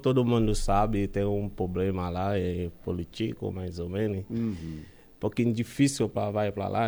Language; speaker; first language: Portuguese; non-native, learner; Haitian Creole